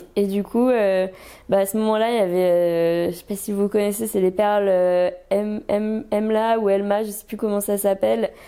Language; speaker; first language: French; native; French